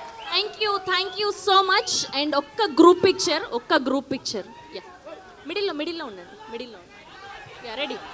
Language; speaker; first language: Telugu; native; Telugu